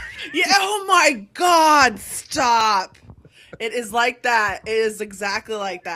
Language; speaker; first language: English; native; English